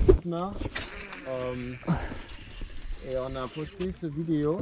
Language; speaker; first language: French; non-native, learner; German